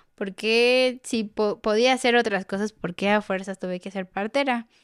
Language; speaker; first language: Spanish; native; Spanish